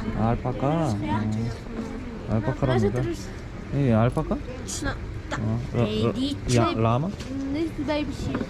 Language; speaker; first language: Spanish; non-native, learner; Korean